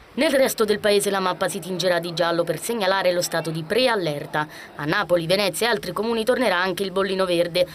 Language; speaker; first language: Italian; native; Italian